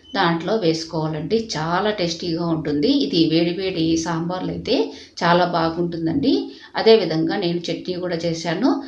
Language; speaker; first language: Telugu; native; Telugu